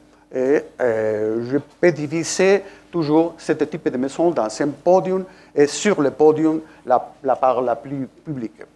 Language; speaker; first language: French; non-native, fluent; Spanish